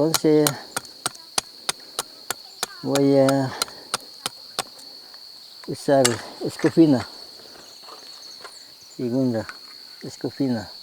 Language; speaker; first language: Spanish; non-native, local second language; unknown